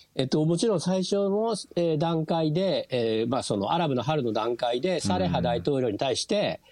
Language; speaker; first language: Japanese; native; Japanese